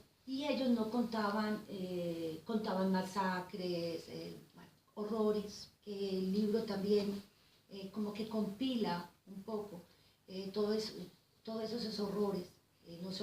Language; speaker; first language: Spanish; native; Spanish